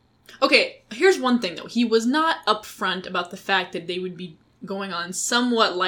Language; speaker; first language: English; native; English